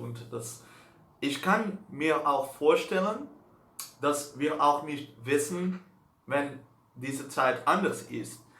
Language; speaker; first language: German; non-native, learner; Dutch